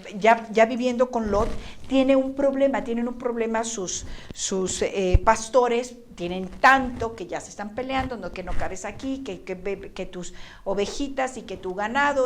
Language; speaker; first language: Spanish; native; Spanish